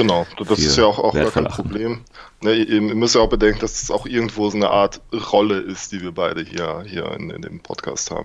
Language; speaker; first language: German; native; German